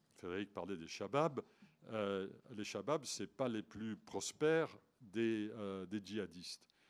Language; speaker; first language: French; native; French